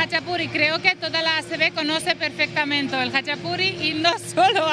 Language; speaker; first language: Spanish; non-native, fluent; Georgian